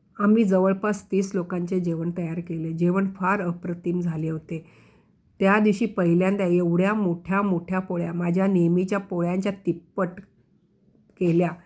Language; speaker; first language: Marathi; non-native, local second language; Konkani